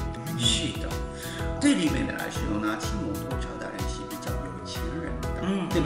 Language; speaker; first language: Chinese; non-native, fluent; Japanese